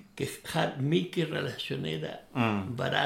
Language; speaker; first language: Swedish; non-native, learner; Spanish